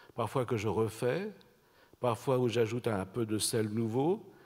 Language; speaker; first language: French; native; French